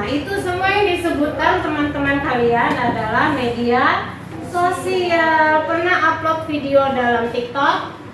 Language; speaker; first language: Indonesian; native; Indonesian